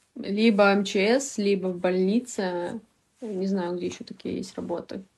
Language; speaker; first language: Russian; native; Russian